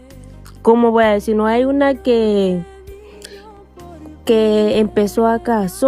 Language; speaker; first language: Spanish; non-native, fluent; Portuguese